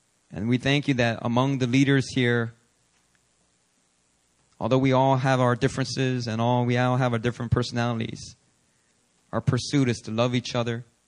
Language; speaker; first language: English; native; English